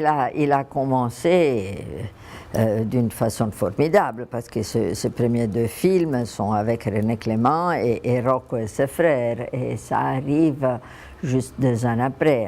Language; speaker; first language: French; non-native, fluent; Italian